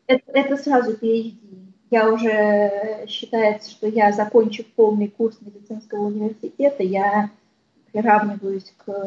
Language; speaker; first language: Russian; native; Russian